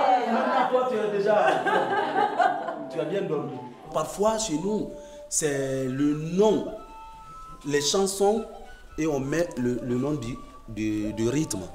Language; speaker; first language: French; non-native, fluent; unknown